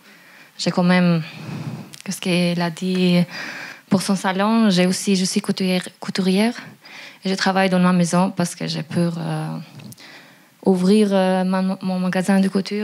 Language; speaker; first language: French; non-native, fluent; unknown